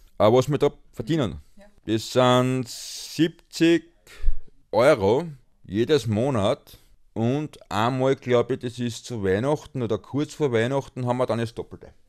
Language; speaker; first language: German; native; German